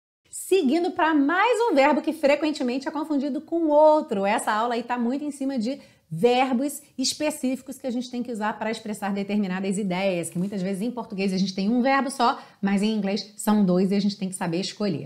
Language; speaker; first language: Portuguese; native; Portuguese